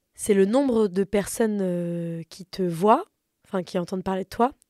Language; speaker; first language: French; native; French